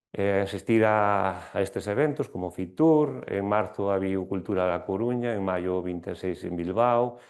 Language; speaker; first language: Galician; non-native, local second language; Spanish